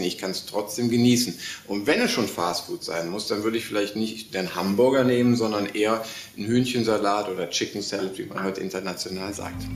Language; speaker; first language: German; native; German